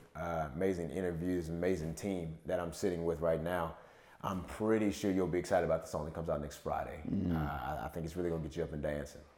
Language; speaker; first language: English; native; English